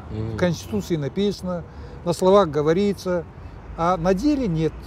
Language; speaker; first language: Russian; native; Russian